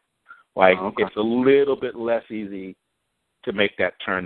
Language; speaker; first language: English; native; English